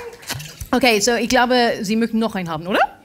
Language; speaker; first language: German; non-native, fluent; English